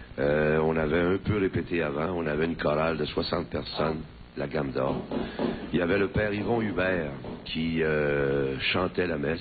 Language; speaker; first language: French; native; French